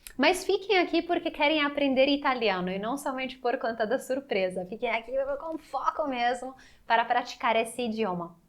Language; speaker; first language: Portuguese; non-native, fluent; Italian